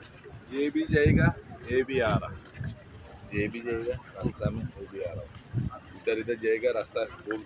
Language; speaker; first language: Hindi; non-native, learner; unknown